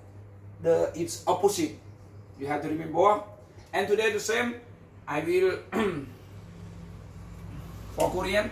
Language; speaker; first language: English; non-native, learner; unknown